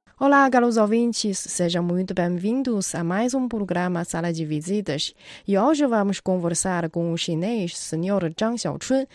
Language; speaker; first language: Portuguese; non-native, fluent; Chinese